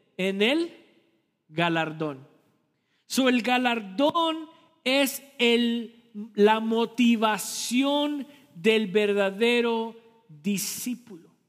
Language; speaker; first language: Spanish; early bilingual, heritage; Spanish